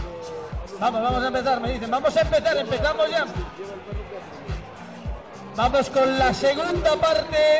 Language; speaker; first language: Spanish; native; Spanish